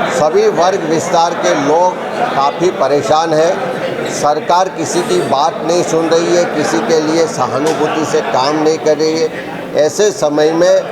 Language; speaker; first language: Hindi; non-native, local second language; Gujarati